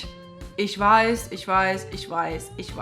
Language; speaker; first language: German; non-native, fluent; Spanish